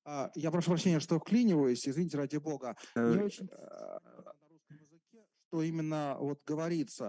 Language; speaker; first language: Russian; native; Russian